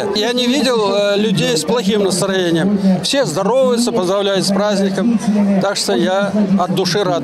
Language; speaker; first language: Russian; native; Russian